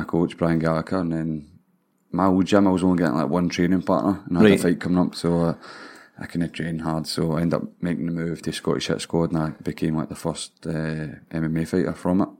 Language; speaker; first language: English; native; English